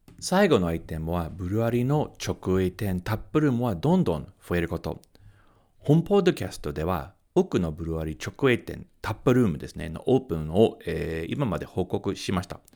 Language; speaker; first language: Japanese; non-native, fluent; English